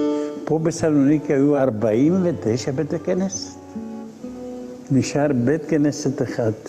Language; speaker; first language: Hebrew; non-native, fluent; Ladino